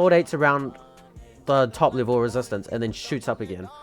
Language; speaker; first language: English; native; English